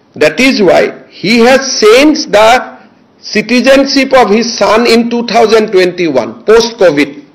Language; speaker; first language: English; non-native, local second language; Assamese